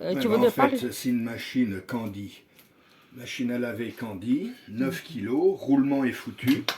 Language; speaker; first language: French; native; French